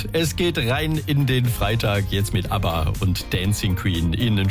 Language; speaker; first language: German; native; German